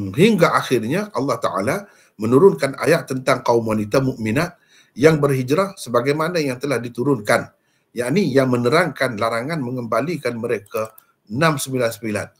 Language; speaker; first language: Malay; native; Malay